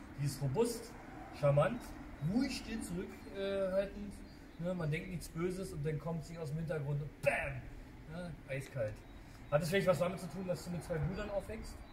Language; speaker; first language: German; native; German